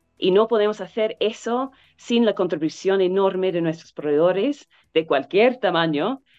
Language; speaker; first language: Spanish; non-native, fluent; English